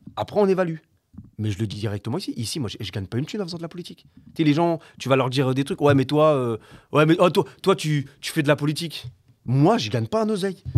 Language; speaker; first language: French; native; French